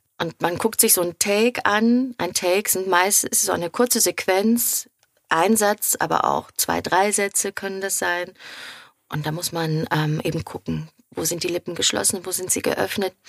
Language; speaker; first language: German; native; German